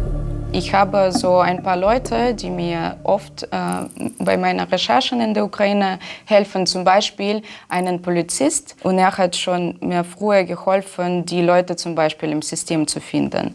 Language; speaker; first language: German; non-native, fluent; Russian